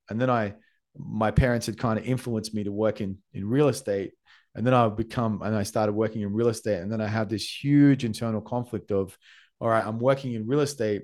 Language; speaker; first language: English; native; English